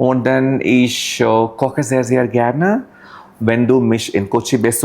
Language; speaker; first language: German; non-native, fluent; Malayalam